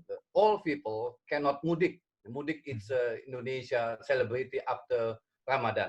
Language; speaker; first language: English; non-native, learner; Indonesian